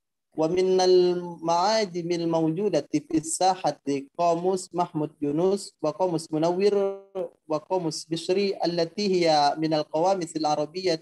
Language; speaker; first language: Arabic; non-native, learner; Indonesian